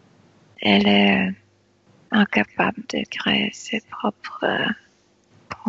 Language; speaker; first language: French; non-native, fluent; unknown